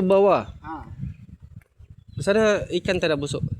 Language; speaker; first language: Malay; non-native, local second language; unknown